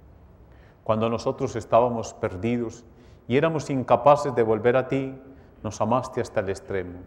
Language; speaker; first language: Spanish; native; Spanish